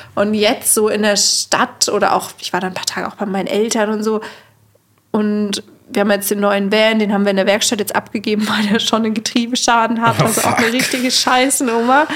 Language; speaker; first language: German; native; German